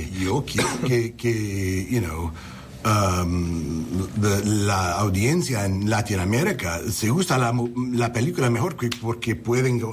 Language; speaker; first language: Spanish; non-native, learner; English